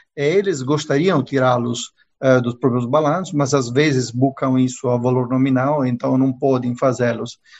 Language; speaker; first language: Portuguese; non-native, fluent; Italian